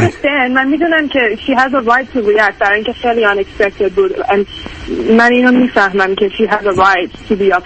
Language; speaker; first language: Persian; early bilingual, heritage; English